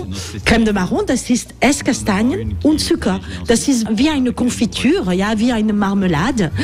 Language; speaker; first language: German; non-native, learner; French